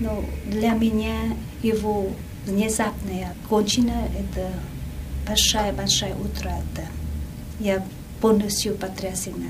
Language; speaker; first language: Russian; non-native, fluent; Vietnamese